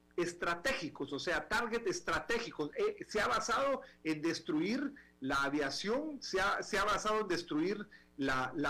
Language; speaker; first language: Spanish; native; Spanish